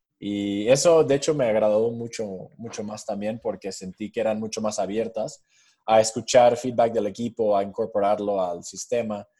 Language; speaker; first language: Spanish; non-native, fluent; English